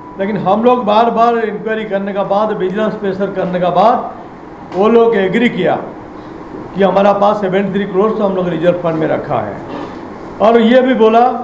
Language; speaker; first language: Hindi; non-native, local second language; Odia